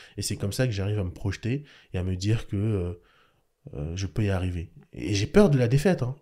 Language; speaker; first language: French; early bilingual, other home language; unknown